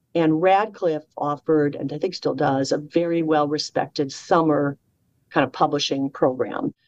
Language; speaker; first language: English; native; English